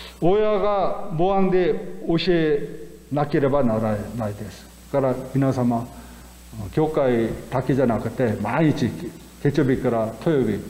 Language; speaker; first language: Japanese; non-native, fluent; Korean